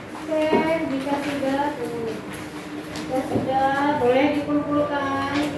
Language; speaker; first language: Indonesian; native; Indonesian